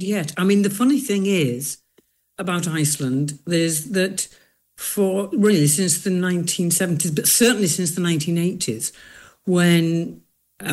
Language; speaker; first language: English; native; English